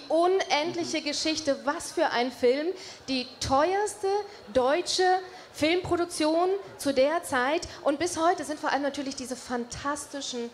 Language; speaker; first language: German; native; German